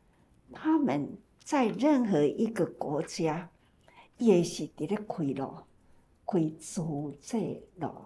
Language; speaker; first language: Chinese; non-native, local second language; Min Nan Chinese